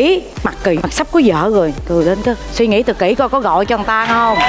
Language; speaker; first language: Vietnamese; native; Vietnamese